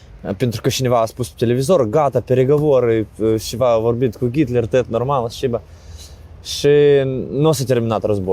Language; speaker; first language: Romanian; non-native, learner; Ukrainian